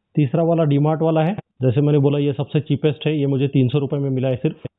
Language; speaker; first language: Hindi; non-native, local second language; Marathi